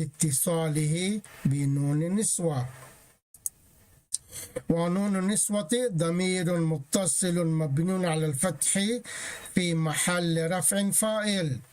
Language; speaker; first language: Arabic; non-native, fluent; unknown